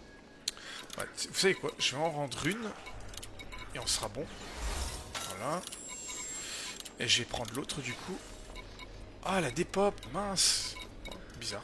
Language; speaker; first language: French; native; French